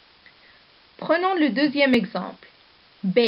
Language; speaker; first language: French; non-native, local second language; Arabic